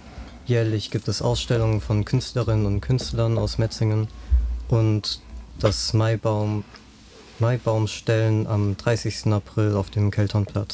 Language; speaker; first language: German; native; German